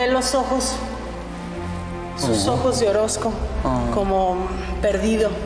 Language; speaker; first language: Spanish; native; Spanish